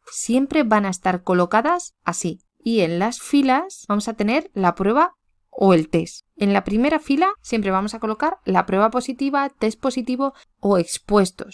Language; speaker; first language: Spanish; native; Spanish